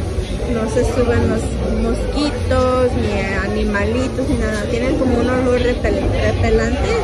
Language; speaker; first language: Spanish; early bilingual, heritage; Spanish